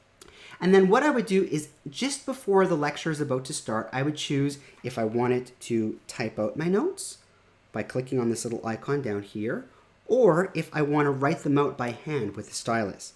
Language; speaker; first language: English; native; English